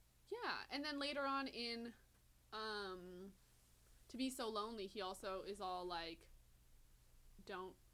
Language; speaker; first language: English; native; English